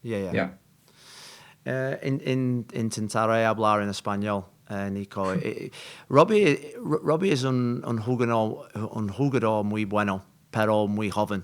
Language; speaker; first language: Spanish; non-native, learner; English